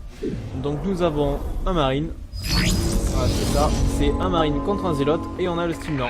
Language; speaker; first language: French; native; French